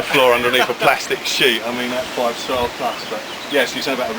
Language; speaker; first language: English; native; English